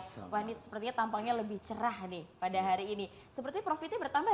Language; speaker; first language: Indonesian; native; Indonesian